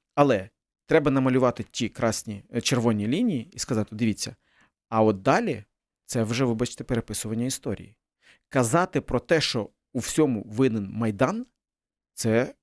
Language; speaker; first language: Ukrainian; early bilingual, other home language; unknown